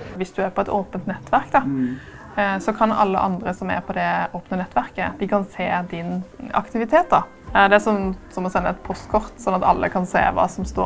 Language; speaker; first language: Norwegian; native; Norwegian